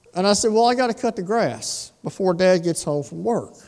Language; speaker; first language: English; native; English